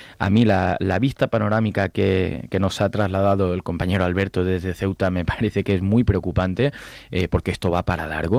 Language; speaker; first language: Spanish; native; Spanish